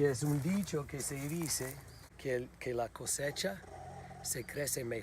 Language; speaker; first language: Spanish; non-native, learner; English